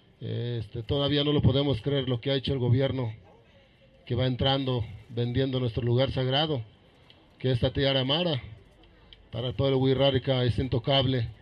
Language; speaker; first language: Spanish; non-native, local second language; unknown